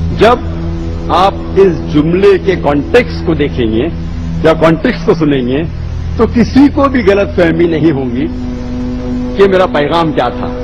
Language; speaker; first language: Urdu; non-native, local second language; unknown